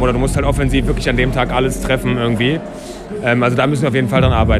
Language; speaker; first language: German; native; German